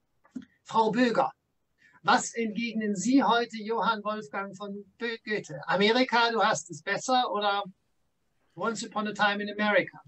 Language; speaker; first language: German; native; German